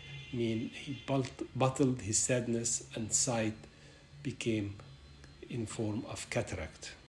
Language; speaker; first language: English; non-native, fluent; Arabic